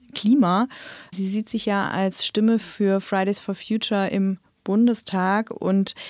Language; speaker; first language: German; native; German